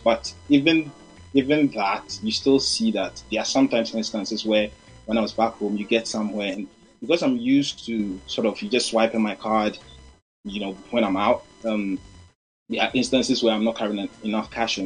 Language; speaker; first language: English; non-native, local second language; Akan